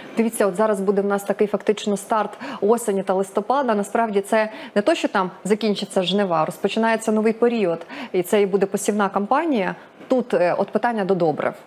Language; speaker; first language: Ukrainian; native; Ukrainian